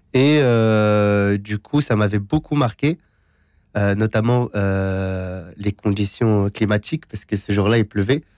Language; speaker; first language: French; early bilingual, other home language; Syriac